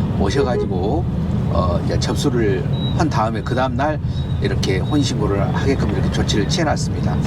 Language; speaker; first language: Korean; native; Korean